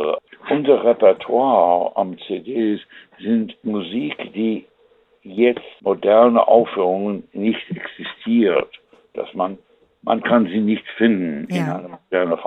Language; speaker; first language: German; non-native, fluent; English